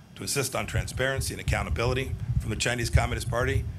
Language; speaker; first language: English; native; English